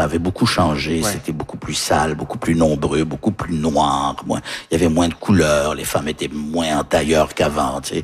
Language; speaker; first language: French; early bilingual, other home language; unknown